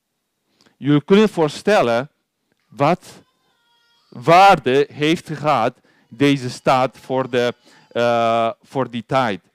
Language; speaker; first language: Dutch; non-native, learner; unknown